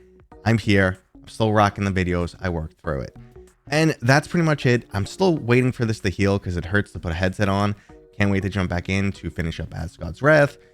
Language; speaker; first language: English; native; English